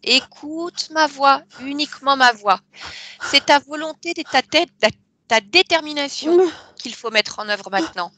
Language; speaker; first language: French; native; French